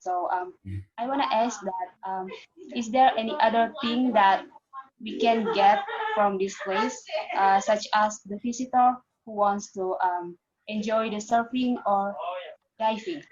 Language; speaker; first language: English; non-native, fluent; Indonesian